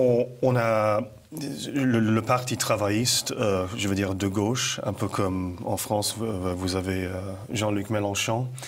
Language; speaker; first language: French; non-native, fluent; English